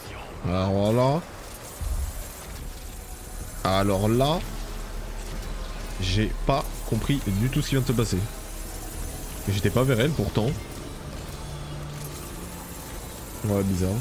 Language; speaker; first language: French; native; French